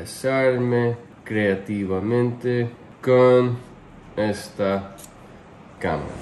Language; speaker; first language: Spanish; non-native, fluent; English